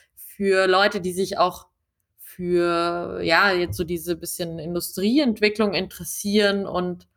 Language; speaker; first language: German; native; German